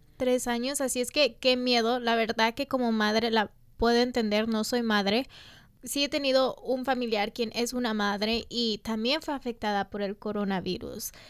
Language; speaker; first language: Spanish; early bilingual, heritage; Spanish